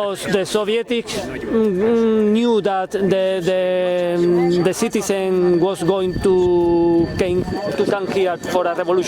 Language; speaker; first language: English; non-native, learner; Spanish